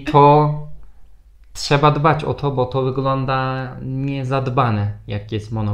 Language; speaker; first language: Polish; non-native, fluent; Turkish